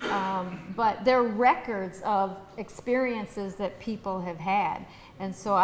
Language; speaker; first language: English; native; English